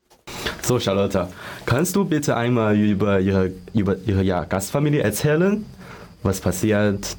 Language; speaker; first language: German; non-native, learner; Chinese